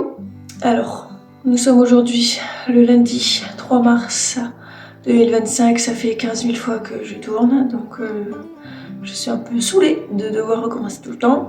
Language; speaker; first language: French; native; French